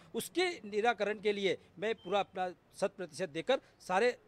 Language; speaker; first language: Hindi; native; Hindi